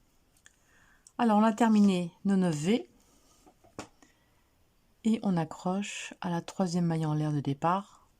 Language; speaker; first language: French; native; French